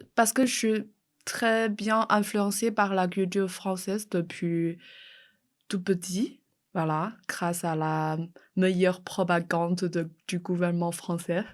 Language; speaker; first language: French; non-native, fluent; Chinese